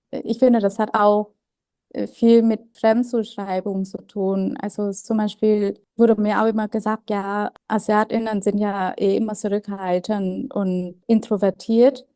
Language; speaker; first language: German; non-native, fluent; Vietnamese